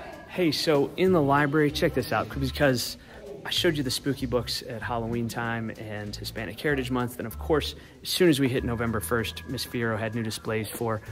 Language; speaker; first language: English; native; English